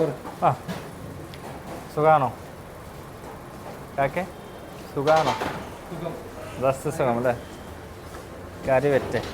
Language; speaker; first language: Malayalam; non-native, learner; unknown